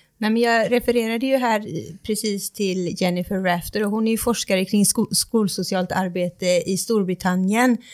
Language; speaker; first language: Swedish; native; Swedish